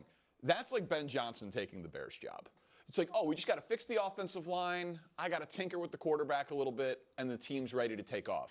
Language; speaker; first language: English; native; English